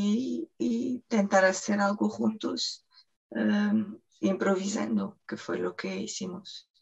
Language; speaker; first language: Spanish; non-native, fluent; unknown